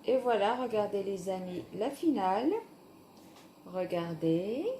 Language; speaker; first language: French; non-native, local second language; Arabic